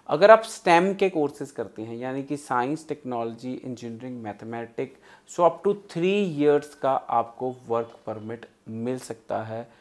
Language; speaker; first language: Hindi; non-native, local second language; Punjabi